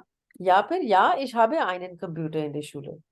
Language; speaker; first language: German; non-native, fluent; Hindi